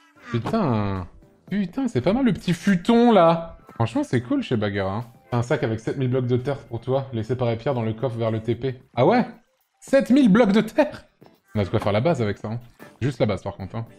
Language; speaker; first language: French; native; French